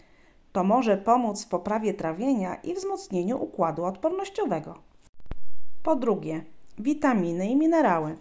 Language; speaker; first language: Polish; native; Polish